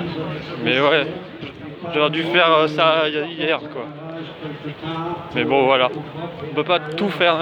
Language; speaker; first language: French; native; French